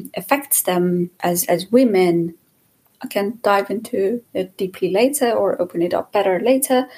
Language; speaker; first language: English; non-native, fluent; Persian